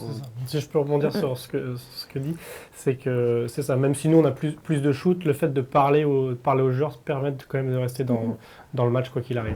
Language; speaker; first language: French; native; French